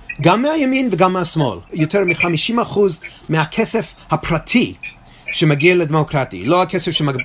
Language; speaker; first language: Hebrew; non-native, fluent; English